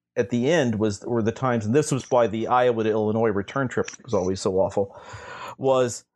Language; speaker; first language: English; native; English